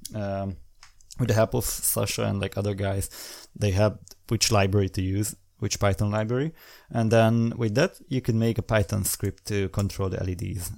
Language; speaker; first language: English; non-native, fluent; Hungarian